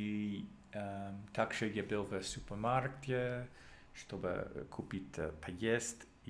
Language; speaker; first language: Russian; non-native, learner; English